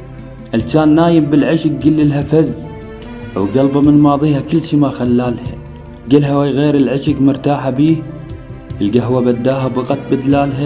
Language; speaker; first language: Arabic; native; Arabic